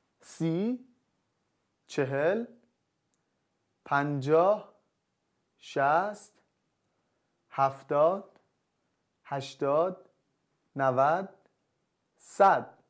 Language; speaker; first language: Persian; non-native, learner; Arabic